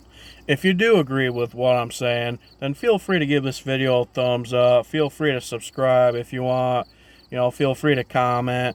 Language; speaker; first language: English; native; English